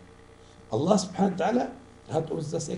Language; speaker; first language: German; non-native, fluent; Arabic